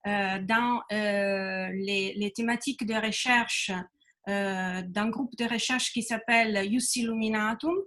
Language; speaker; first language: French; non-native, fluent; Italian